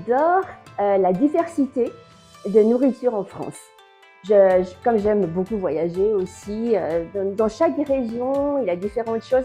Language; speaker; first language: French; non-native, fluent; Japanese